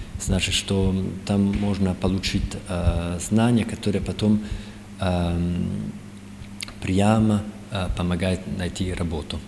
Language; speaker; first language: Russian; non-native, learner; French